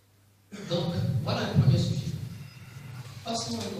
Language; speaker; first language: French; non-native, local second language; Arabic